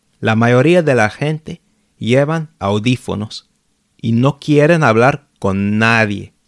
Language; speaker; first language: Spanish; non-native, fluent; English